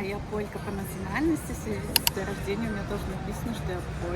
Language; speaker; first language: Russian; native; Russian